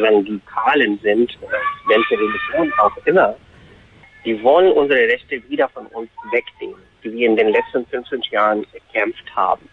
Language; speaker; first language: German; non-native, fluent; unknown